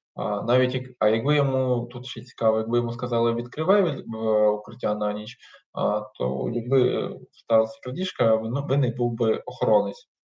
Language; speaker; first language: Ukrainian; non-native, local second language; Russian